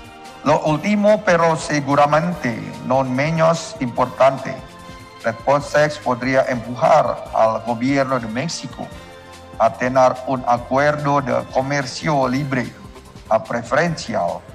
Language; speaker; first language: Spanish; non-native, learner; Indonesian